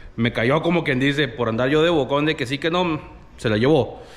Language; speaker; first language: Spanish; early bilingual, other home language; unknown